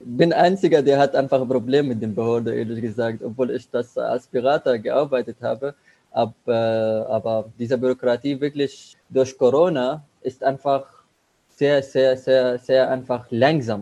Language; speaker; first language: German; non-native, learner; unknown